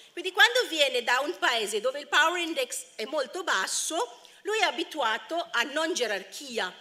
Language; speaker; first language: Italian; non-native, fluent; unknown